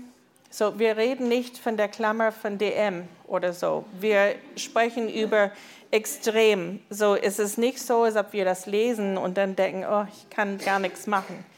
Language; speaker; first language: German; non-native, fluent; English